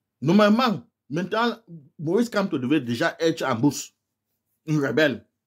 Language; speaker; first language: French; non-native, local second language; English